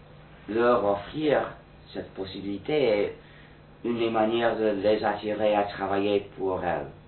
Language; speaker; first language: French; non-native, fluent; English